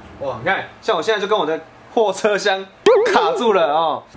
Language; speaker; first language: Chinese; native; Chinese